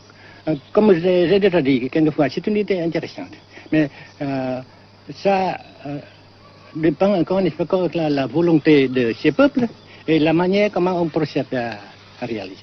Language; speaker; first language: French; non-native, fluent; Vietnamese